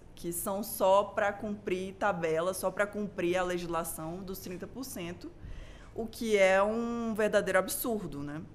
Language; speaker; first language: Portuguese; native; Portuguese